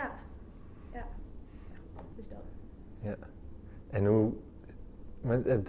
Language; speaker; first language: Dutch; native; Dutch